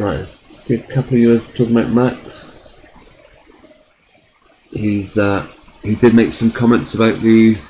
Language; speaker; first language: English; native; English